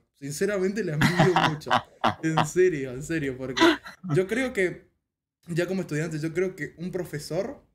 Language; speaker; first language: Spanish; native; Spanish